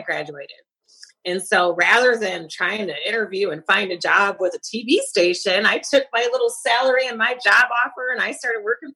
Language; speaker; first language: English; native; English